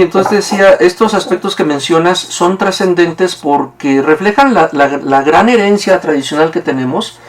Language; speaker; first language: Spanish; native; Spanish